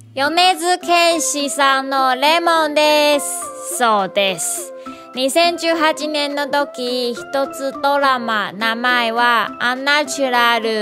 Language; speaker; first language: Japanese; non-native, learner; Chinese